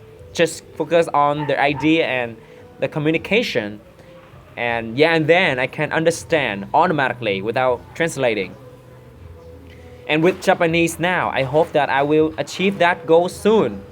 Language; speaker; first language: English; non-native, learner; Vietnamese